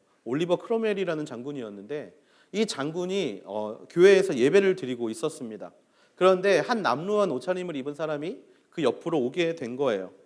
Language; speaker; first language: Korean; native; Korean